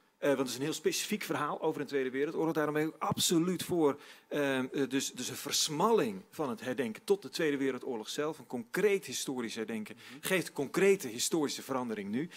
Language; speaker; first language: Dutch; native; Dutch